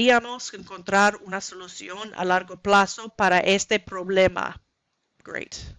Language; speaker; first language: Spanish; non-native, learner; English